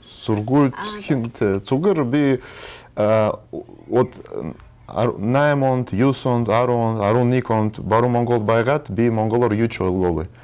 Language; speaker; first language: Mongolian; non-native, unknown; Russian